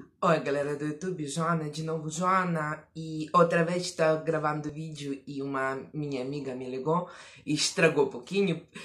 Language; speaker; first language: Portuguese; non-native, fluent; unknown